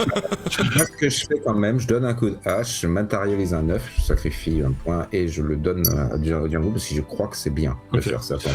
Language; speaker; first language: French; native; French